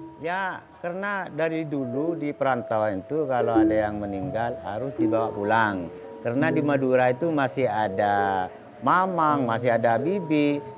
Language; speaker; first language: Indonesian; non-native, local second language; Madurese